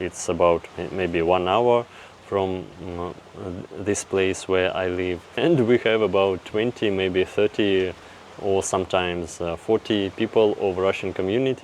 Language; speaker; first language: English; non-native, fluent; Russian